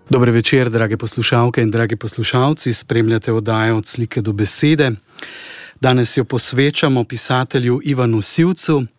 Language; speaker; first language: Slovenian; native; Slovenian